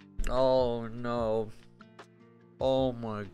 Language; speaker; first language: English; native; English